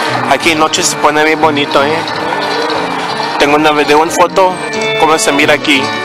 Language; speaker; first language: Spanish; early bilingual, heritage; Spanish